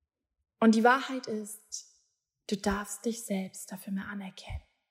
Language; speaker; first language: German; native; German